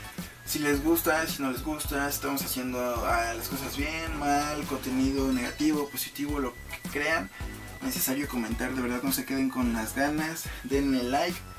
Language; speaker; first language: Spanish; native; Spanish